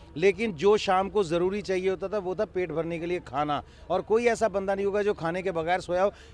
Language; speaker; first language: Hindi; non-native, local second language; Punjabi